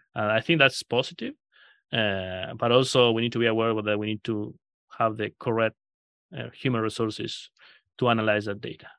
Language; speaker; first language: English; non-native, fluent; Spanish